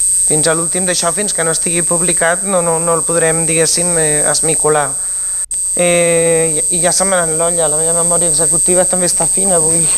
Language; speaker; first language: Catalan; native; Catalan